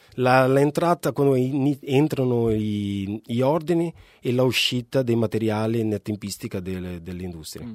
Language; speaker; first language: Italian; non-native, fluent; Portuguese